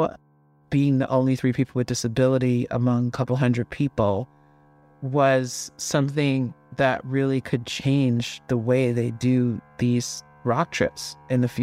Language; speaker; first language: English; native; English